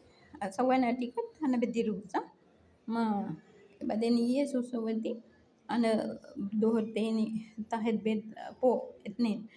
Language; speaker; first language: Arabic; non-native, learner; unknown